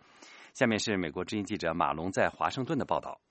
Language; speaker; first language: Chinese; native; Chinese